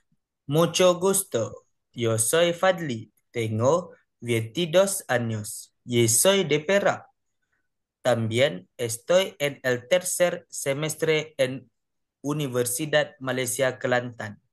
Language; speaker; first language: Spanish; non-native, learner; Malay